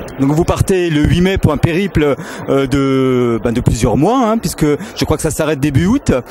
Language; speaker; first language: French; native; French